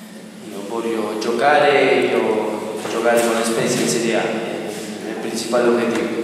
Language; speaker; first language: Italian; non-native, learner; Spanish